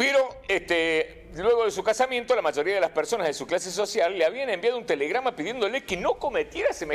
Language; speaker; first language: Spanish; native; Spanish